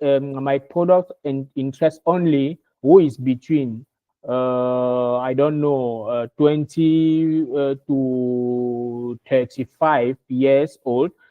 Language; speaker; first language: English; non-native, learner; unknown